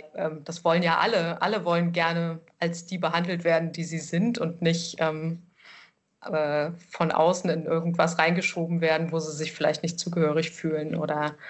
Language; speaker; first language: German; native; German